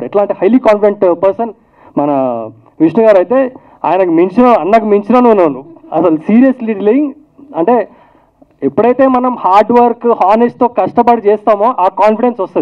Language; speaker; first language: Telugu; native; Telugu